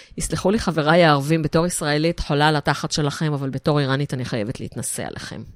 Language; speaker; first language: Hebrew; native; Hebrew